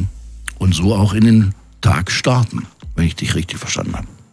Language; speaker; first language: German; native; German